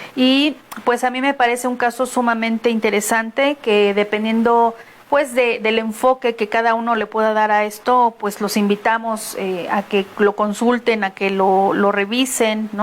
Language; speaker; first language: Spanish; native; Spanish